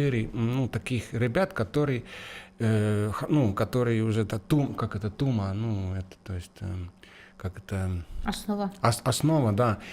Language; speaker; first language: Russian; non-native, fluent; Estonian